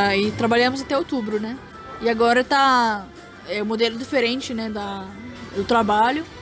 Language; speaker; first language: Portuguese; non-native, fluent; Arabic